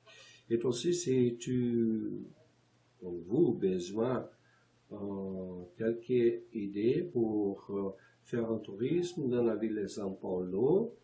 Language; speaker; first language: French; non-native, learner; Portuguese